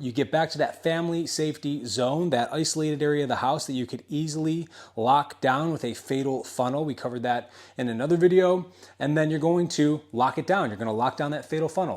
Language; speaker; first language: English; native; English